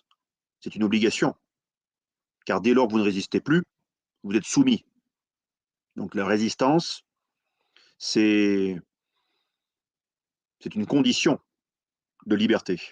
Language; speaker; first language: French; native; French